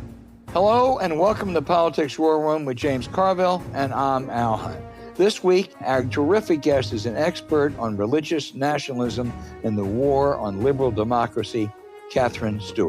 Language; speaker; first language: English; native; English